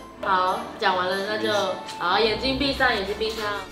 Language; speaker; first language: Chinese; native; Chinese